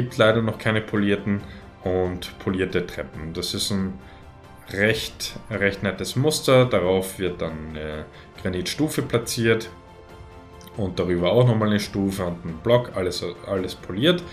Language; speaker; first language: German; native; German